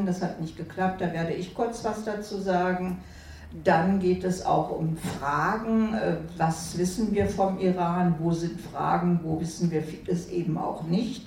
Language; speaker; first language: German; native; German